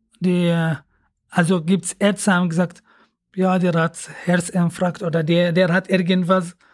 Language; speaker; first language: German; non-native, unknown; Arabic